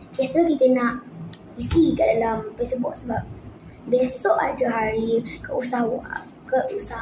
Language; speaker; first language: Malay; native; Malay